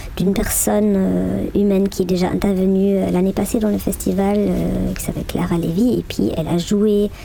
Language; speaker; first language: French; non-native, local second language; Swiss German